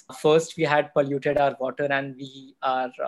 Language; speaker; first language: English; non-native, local second language; Hindi